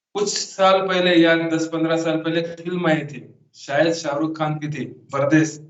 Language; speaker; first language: Hindi; non-native, local second language; Marathi